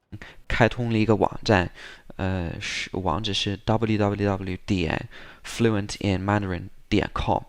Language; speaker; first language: Chinese; non-native, fluent; English